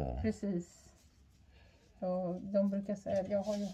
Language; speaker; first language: Swedish; native; Swedish